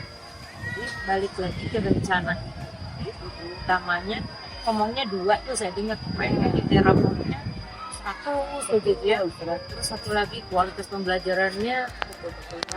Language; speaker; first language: Indonesian; native; Indonesian